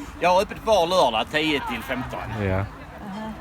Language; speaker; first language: Swedish; non-native, fluent; Thai